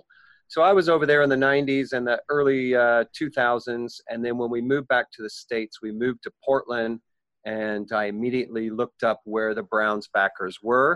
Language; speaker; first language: English; native; English